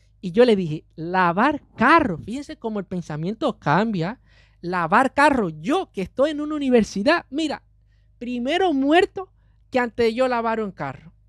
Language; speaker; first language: Spanish; native; Spanish